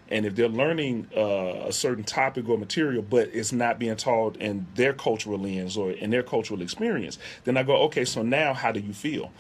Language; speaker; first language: English; native; English